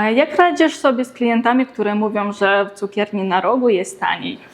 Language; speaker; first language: Polish; native; Polish